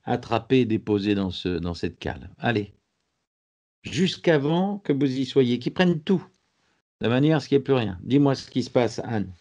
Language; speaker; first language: French; native; French